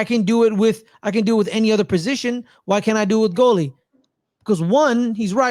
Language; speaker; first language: English; native; English